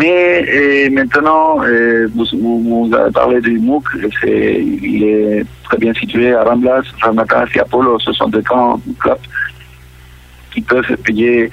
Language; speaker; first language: French; non-native, local second language; Catalan